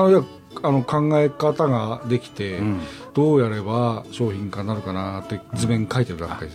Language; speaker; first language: Japanese; native; Japanese